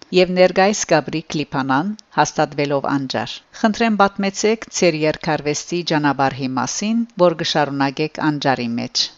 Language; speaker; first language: Armenian; early bilingual, heritage; Armenian